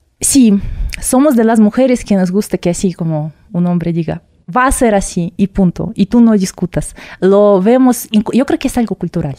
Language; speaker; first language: Spanish; non-native, fluent; Russian